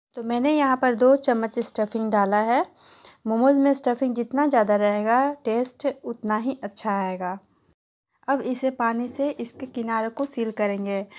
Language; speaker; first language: Hindi; native; Hindi